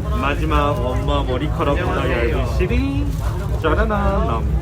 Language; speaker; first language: Korean; native; Korean